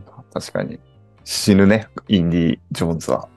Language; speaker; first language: Japanese; native; Japanese